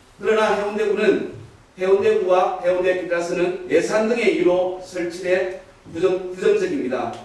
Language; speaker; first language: Korean; native; Korean